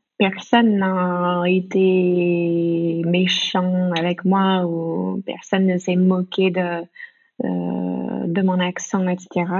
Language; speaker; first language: French; non-native, fluent; English